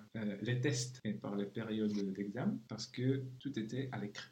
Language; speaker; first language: French; non-native, fluent; Czech